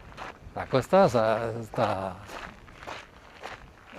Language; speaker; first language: Spanish; non-native, learner; French